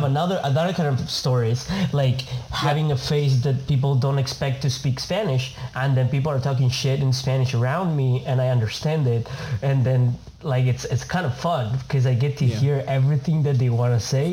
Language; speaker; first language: English; non-native, fluent; Spanish